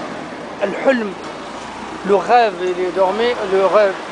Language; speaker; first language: French; non-native, learner; Arabic